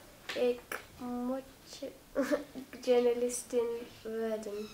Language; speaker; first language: German; non-native, learner; English